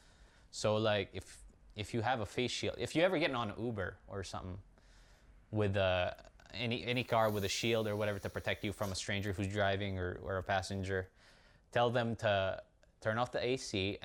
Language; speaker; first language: English; non-native, local second language; Hiligaynon